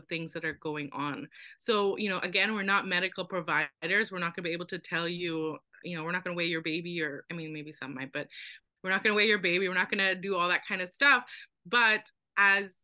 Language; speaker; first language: English; native; English